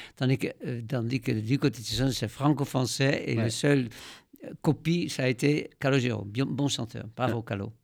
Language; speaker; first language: French; non-native, fluent; Dutch